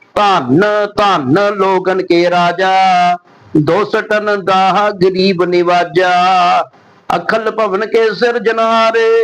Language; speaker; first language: Hindi; non-native, local second language; Punjabi